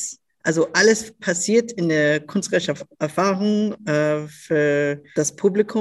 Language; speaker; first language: German; non-native, local second language; English